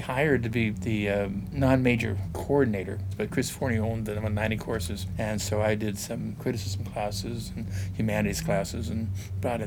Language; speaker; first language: English; native; English